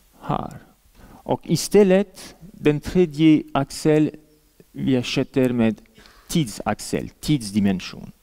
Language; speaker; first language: Swedish; non-native, fluent; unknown